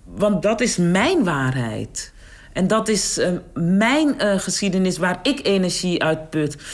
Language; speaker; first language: Dutch; native; Dutch